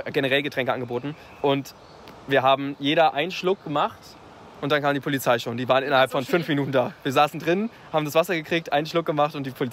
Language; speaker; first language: German; native; German